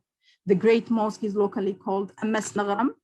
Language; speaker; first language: English; non-native, local second language; Arabic